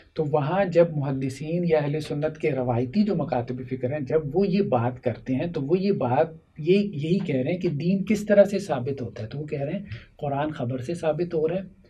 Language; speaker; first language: Urdu; native; Urdu